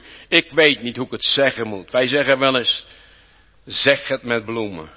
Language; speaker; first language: Dutch; native; Dutch